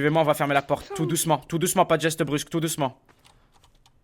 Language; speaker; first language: French; native; French